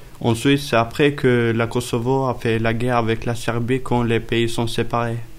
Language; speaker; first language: French; early bilingual, other home language; Albanian